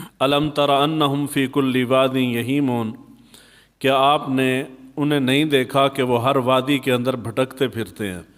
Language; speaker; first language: Urdu; non-native, local second language; Punjabi